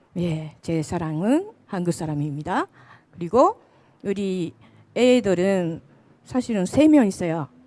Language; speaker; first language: Korean; non-native, fluent; Japanese